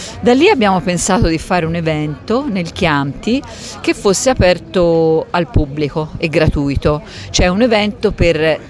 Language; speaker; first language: Italian; native; Italian